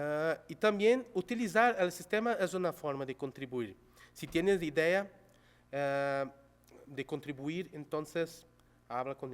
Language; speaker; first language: Spanish; non-native, local second language; Portuguese